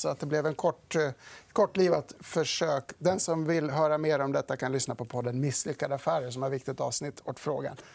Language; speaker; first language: Swedish; native; Swedish